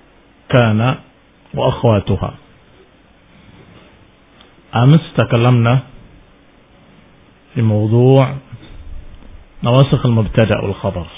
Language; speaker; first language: Arabic; non-native, fluent; Indonesian